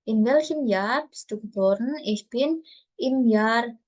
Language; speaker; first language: German; non-native, fluent; Indonesian